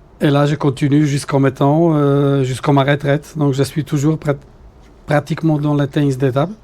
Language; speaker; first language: French; non-native, fluent; Polish